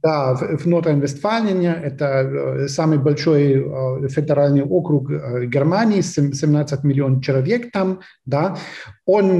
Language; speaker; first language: Russian; non-native, fluent; German